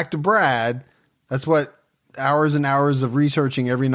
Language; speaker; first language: English; native; English